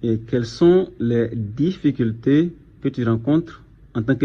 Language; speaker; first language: French; non-native, local second language; Baoulé